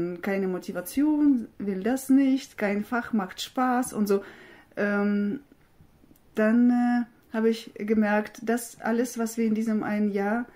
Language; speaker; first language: German; non-native, fluent; Russian